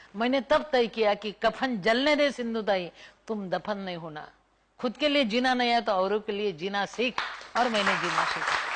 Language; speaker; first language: Hindi; non-native, local second language; Marathi